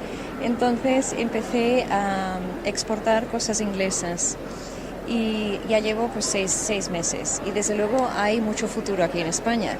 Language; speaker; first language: Spanish; early bilingual, heritage; English